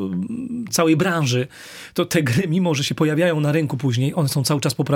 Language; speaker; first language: Polish; native; Polish